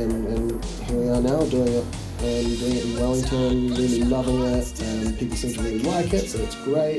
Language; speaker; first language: English; native; English